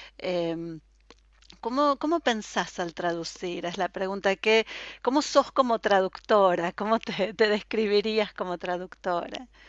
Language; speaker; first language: Spanish; native; Spanish